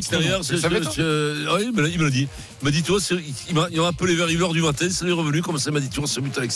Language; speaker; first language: French; native; French